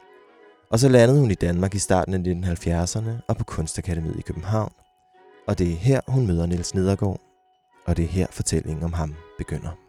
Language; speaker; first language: Danish; native; Danish